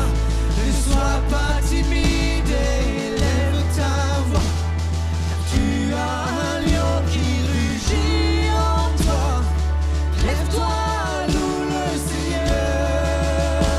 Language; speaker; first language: French; native; French